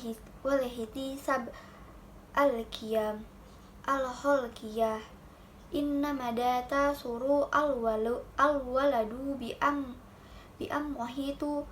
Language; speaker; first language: Arabic; non-native, learner; Indonesian